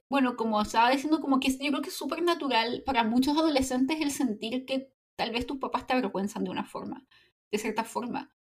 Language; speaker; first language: Spanish; native; Spanish